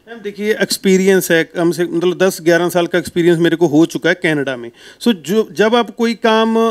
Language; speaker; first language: Hindi; non-native, local second language; Punjabi